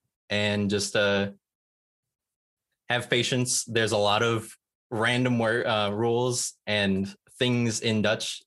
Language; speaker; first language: English; native; English